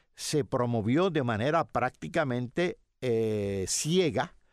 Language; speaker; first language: Spanish; native; Spanish